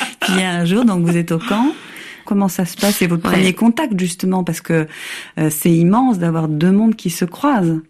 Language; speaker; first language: French; native; French